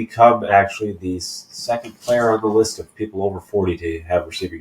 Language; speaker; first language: English; native; English